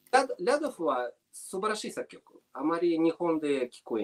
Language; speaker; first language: Japanese; non-native, learner; Russian